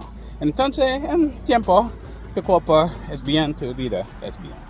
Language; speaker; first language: Spanish; non-native, learner; English